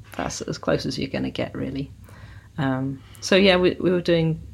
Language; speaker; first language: English; native; English